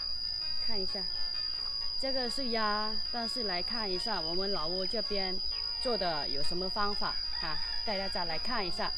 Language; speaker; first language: Chinese; non-native, fluent; Lao